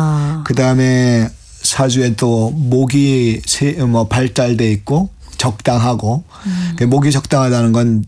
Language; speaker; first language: Korean; native; Korean